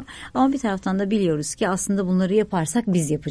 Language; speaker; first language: Turkish; native; Turkish